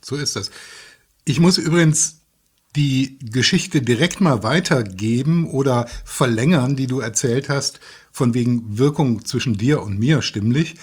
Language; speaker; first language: German; native; German